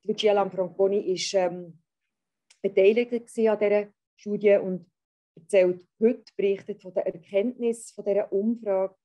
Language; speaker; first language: German; native; German